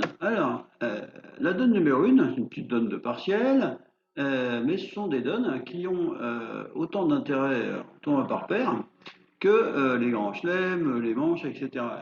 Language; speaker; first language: French; native; French